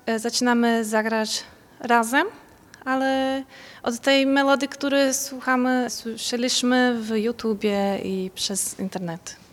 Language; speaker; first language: Polish; non-native, learner; Portuguese